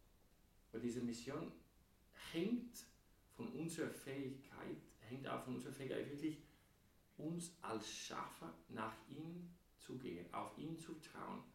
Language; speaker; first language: German; non-native, fluent; English